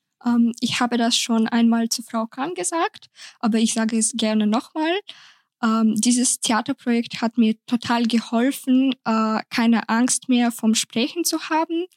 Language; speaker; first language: German; non-native, fluent; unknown